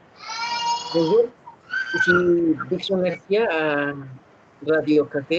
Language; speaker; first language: French; non-native, learner; Spanish